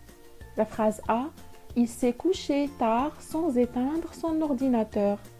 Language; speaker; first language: French; non-native, local second language; Arabic